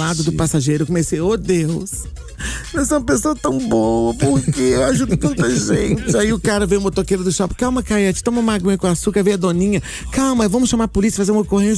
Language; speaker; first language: Portuguese; native; Portuguese